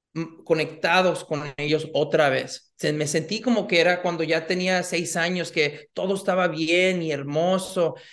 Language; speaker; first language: Spanish; early bilingual, heritage; Spanish